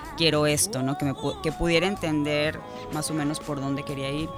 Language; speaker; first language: Spanish; native; Spanish